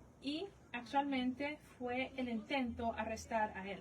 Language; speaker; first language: Spanish; non-native, fluent; English